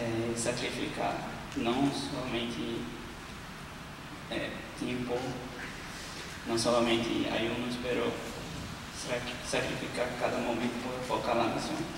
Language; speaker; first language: Spanish; non-native, learner; Portuguese